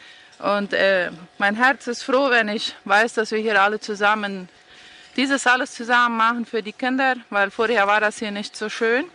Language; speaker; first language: German; non-native, local second language; Spanish